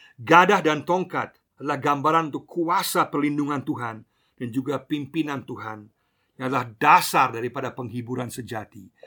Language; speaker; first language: Indonesian; non-native, fluent; German